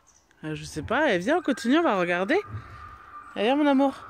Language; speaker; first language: French; native; French